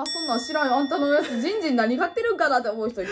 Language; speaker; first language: Japanese; native; Japanese